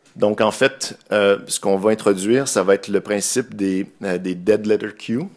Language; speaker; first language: French; native; French